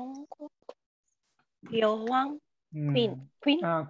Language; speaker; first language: Korean; non-native, learner; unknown